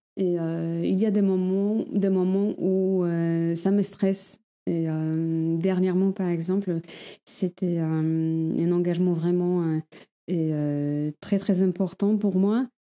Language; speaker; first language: French; non-native, fluent; Polish